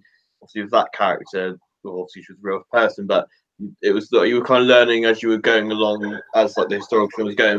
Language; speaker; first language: English; native; English